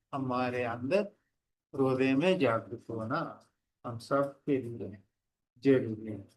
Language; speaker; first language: Hindi; non-native, local second language; Telugu